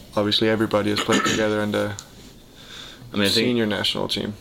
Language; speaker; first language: English; early bilingual, heritage; Danish